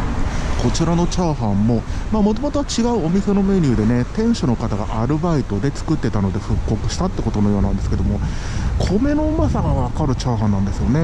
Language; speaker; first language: Japanese; native; Japanese